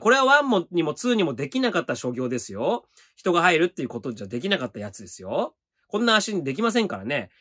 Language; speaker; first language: Japanese; native; Japanese